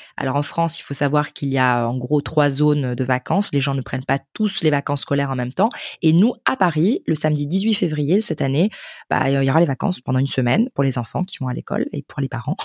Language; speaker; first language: French; native; French